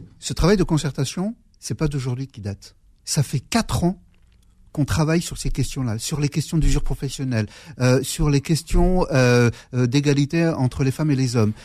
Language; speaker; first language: French; early bilingual, other home language; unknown